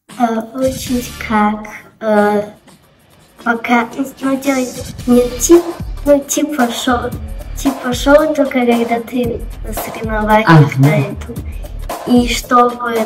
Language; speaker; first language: Russian; early bilingual, heritage; Russian